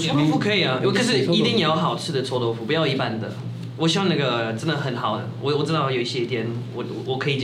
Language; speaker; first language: Chinese; non-native, fluent; French